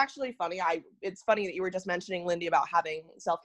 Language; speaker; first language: English; native; English